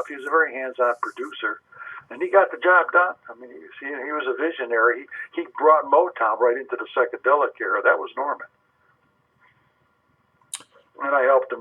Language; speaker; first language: English; native; English